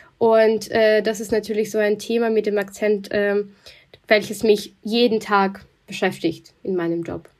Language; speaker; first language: German; non-native, fluent; Russian